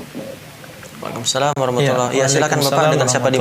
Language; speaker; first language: Indonesian; native; Indonesian